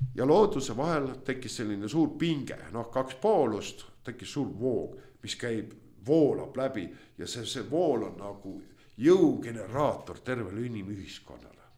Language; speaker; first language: Estonian; non-native, local second language; Russian